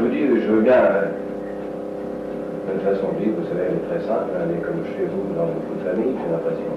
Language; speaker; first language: French; native; French